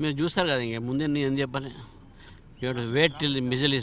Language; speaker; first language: Telugu; native; Telugu